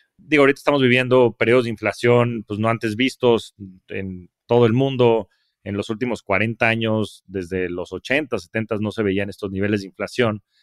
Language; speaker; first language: Spanish; native; Spanish